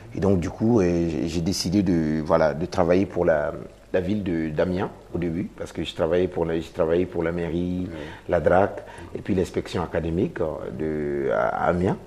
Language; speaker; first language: French; non-native, local second language; Mossi